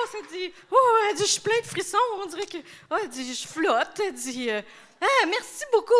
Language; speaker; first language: French; native; French